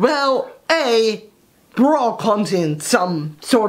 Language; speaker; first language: English; native; English